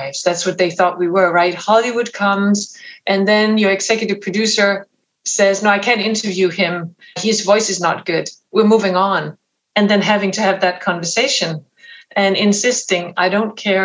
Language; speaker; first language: English; non-native, fluent; Danish